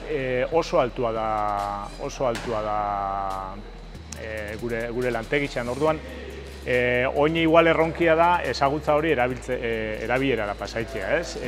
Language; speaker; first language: Basque; native; Basque